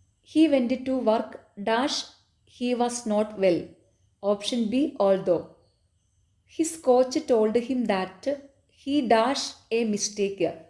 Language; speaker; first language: English; non-native, local second language; Malayalam